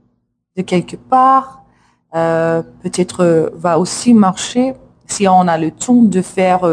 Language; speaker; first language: French; non-native, learner; English